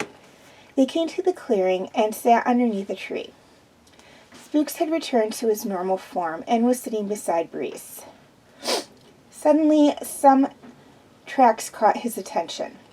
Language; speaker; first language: English; native; English